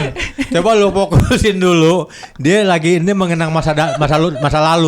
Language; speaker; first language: Indonesian; native; Indonesian